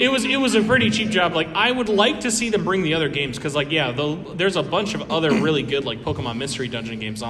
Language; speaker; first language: English; native; English